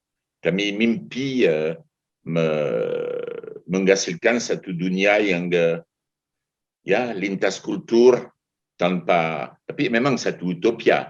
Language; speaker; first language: Indonesian; non-native, fluent; French